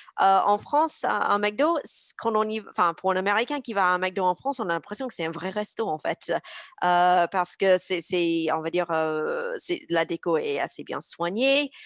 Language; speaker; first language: French; native; French